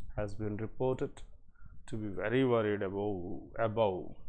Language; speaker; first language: English; non-native, local second language; Telugu